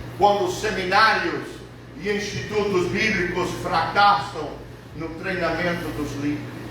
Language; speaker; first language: Portuguese; early bilingual, other home language; English